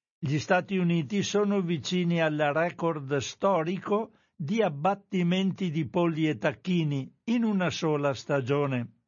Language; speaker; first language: Italian; native; Italian